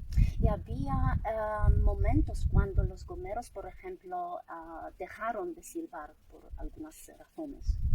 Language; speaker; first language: Spanish; non-native, fluent; Polish